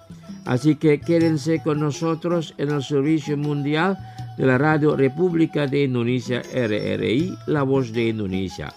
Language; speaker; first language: Spanish; non-native, fluent; Indonesian